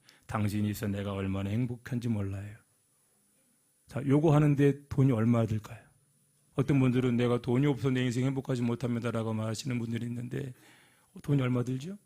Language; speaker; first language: Korean; native; Korean